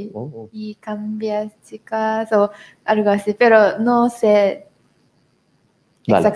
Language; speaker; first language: Spanish; non-native, learner; Japanese